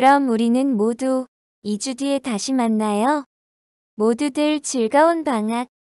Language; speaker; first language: Korean; native; Korean